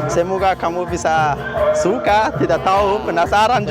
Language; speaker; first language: Indonesian; non-native, learner; Persian